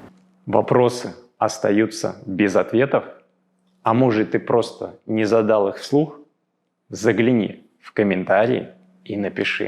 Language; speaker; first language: Russian; native; Russian